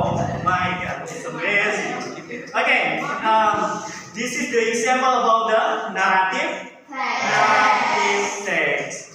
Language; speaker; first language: English; non-native, learner; Indonesian